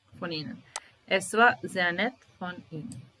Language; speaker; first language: German; non-native, fluent; Serbian